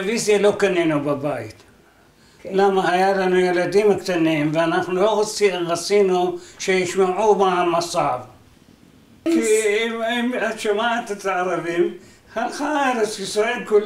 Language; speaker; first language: Hebrew; non-native, fluent; Arabic